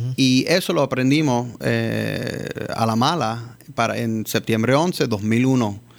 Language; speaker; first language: Spanish; early bilingual, heritage; Spanish